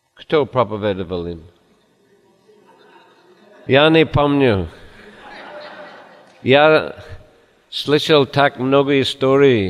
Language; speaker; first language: Russian; non-native, fluent; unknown